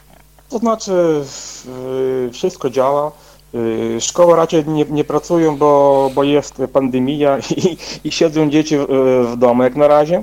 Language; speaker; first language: Polish; non-native, fluent; Ukrainian